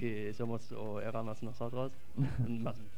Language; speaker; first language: Spanish; non-native, fluent; German